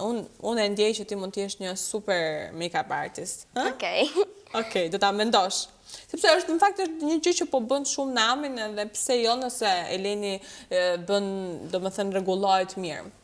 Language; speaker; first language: Albanian; native; Albanian